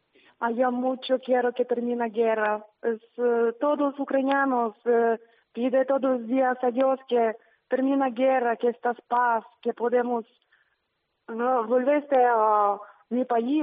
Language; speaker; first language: Spanish; non-native, learner; Ukrainian